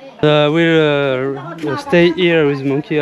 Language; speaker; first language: English; non-native, learner; French